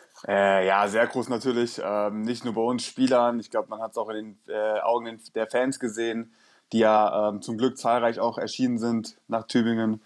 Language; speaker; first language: German; native; German